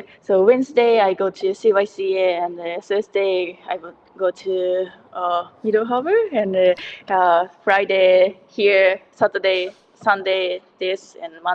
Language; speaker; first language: English; non-native, learner; Japanese